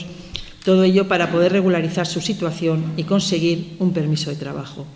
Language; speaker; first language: Spanish; native; Spanish